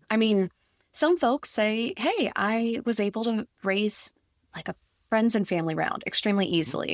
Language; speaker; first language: English; native; English